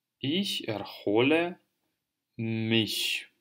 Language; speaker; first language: German; non-native, fluent; Russian